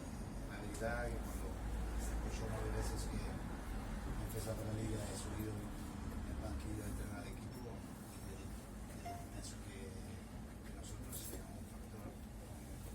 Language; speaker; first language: Spanish; non-native, fluent; Italian